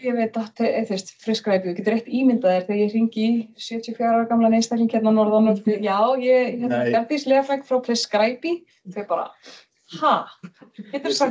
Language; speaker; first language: Icelandic; native; Icelandic